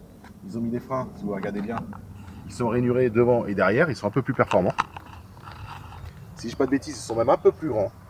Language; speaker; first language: French; native; French